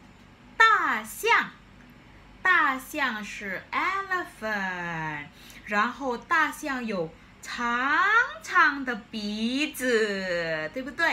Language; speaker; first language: Chinese; non-native, fluent; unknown